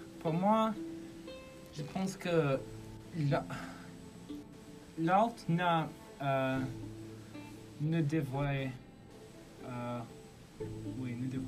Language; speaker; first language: French; non-native, learner; English